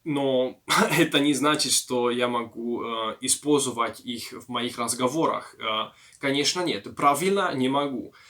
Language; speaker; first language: Russian; non-native, learner; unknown